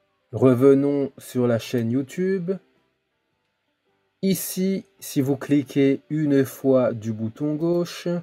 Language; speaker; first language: French; native; French